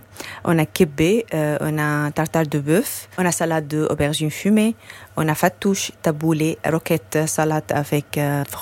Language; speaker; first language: French; non-native, learner; Arabic